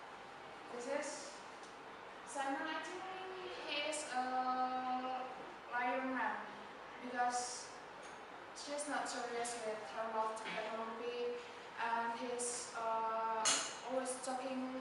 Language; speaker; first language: English; non-native, learner; Indonesian